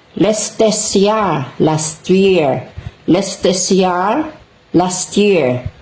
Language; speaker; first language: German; non-native, fluent; Cebuano